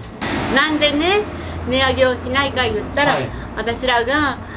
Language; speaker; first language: Japanese; native; Japanese